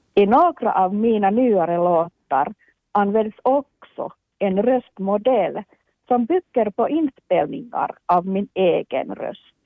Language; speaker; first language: Swedish; non-native, local second language; Finnish